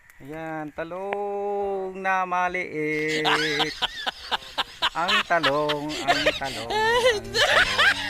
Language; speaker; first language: Filipino; non-native, local second language; Bikol